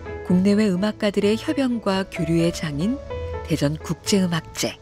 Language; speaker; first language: Korean; native; Korean